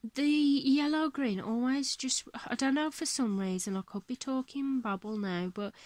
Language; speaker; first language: English; native; English